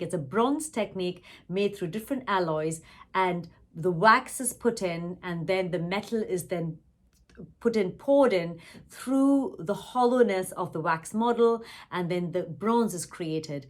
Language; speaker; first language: English; non-native, local second language; Tamil